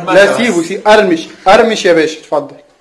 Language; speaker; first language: Arabic; native; Arabic